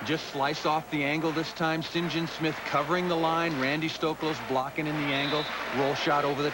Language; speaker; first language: English; native; English